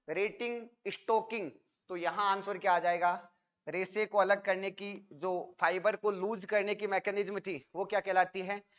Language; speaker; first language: Hindi; native; Hindi